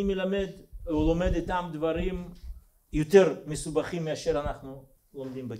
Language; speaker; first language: Hebrew; non-native, fluent; Russian